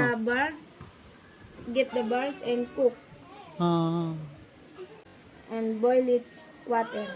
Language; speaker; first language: English; non-native, learner; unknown